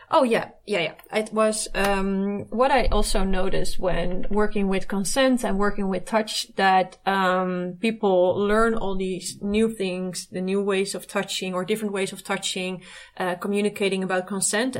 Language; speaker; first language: English; non-native, fluent; Dutch